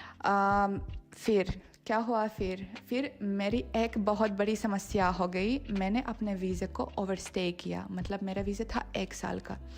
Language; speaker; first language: Hindi; non-native, fluent; Russian